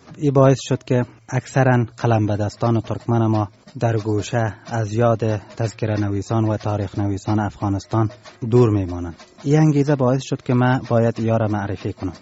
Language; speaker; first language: Persian; non-native, local second language; Turkmen